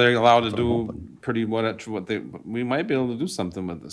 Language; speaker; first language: English; native; English